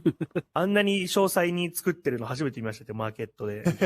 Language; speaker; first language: Japanese; native; Japanese